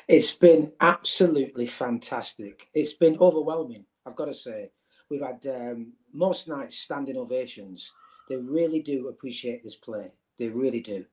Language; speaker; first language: English; native; English